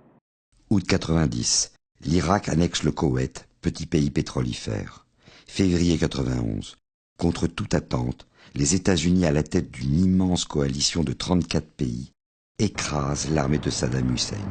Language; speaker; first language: French; native; French